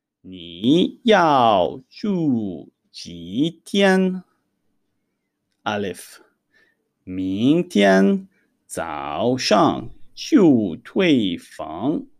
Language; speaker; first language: Chinese; non-native, fluent; Hebrew